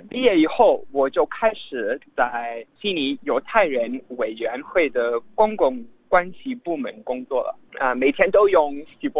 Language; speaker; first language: Chinese; non-native, fluent; English